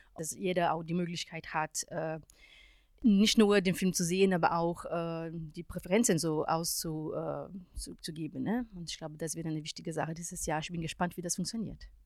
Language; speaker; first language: German; non-native, fluent; Portuguese